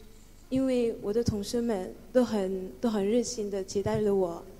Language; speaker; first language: Chinese; non-native, fluent; French